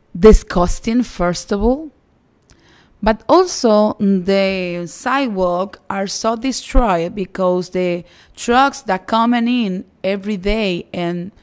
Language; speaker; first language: English; non-native, fluent; Spanish